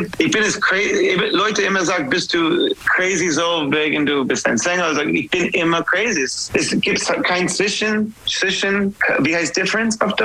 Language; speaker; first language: German; non-native, fluent; English